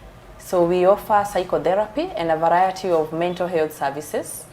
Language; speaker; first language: English; non-native, local second language; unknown